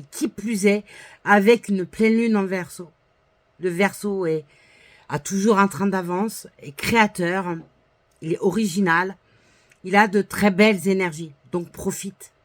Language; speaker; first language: French; native; French